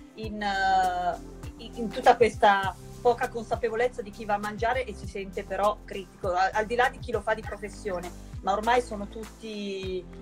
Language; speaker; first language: Italian; native; Italian